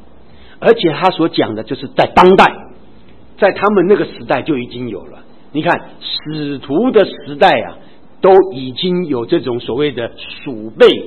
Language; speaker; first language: Chinese; native; Chinese